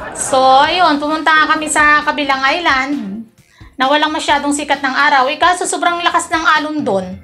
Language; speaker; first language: Filipino; native; Filipino